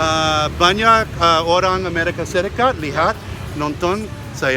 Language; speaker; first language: Indonesian; non-native, learner; English